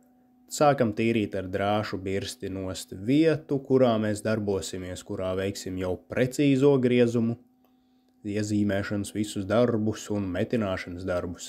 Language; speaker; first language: Latvian; native; Latvian